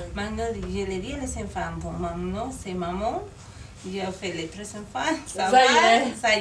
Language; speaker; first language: French; non-native, learner; Spanish